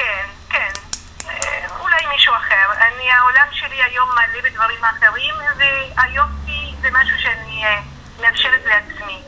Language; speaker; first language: Hebrew; non-native, fluent; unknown